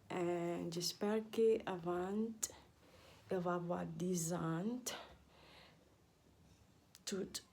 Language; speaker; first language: French; non-native, learner; Dutch